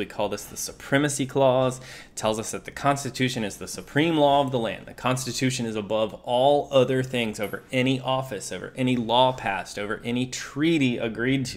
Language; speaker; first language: English; native; English